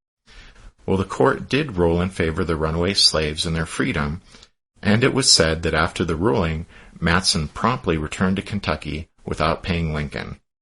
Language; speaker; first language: English; native; English